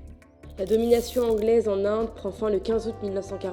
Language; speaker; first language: French; native; French